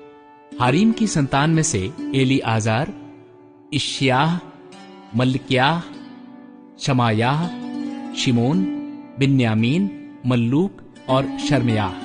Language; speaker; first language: Hindi; native; Hindi